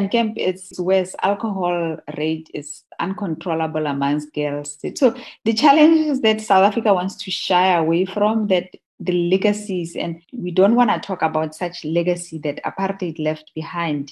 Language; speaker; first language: English; non-native, local second language; Tswana